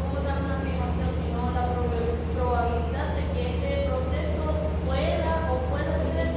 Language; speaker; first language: Spanish; native; Spanish